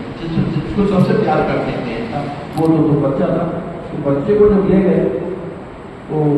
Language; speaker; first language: Urdu; native; Urdu